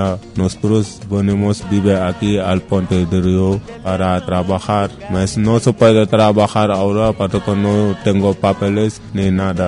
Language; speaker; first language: Spanish; non-native, learner; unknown